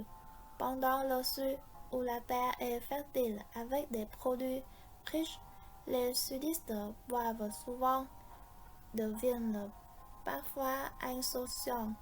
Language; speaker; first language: French; non-native, fluent; Vietnamese